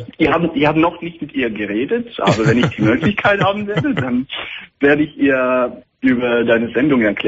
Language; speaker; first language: German; non-native, fluent; English